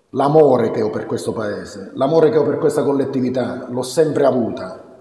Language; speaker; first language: Italian; native; Italian